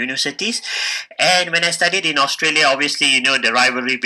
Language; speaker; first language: English; non-native, local second language; Tamil